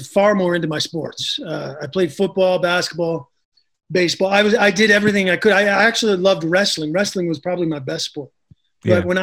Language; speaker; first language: English; native; English